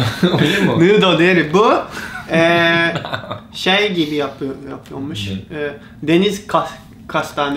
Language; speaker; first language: Turkish; non-native, learner; Japanese